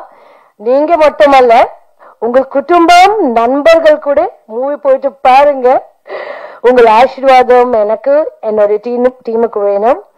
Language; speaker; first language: Tamil; non-native, learner; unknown